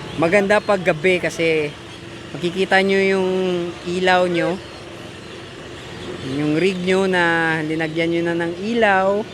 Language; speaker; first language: Filipino; native; Filipino